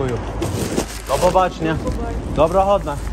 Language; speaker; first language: Ukrainian; non-native, learner; English